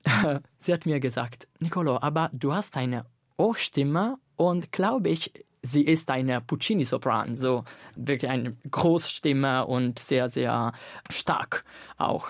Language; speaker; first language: German; non-native, fluent; Italian